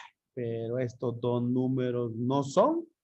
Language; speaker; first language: Spanish; native; Spanish